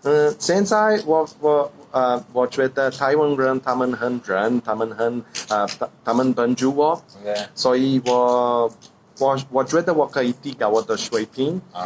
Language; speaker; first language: Chinese; non-native, learner; Portuguese